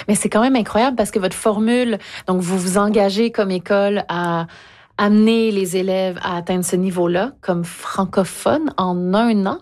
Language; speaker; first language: French; native; French